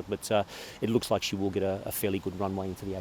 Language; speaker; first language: English; native; English